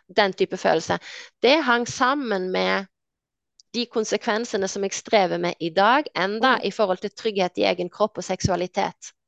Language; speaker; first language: Norwegian; native; Norwegian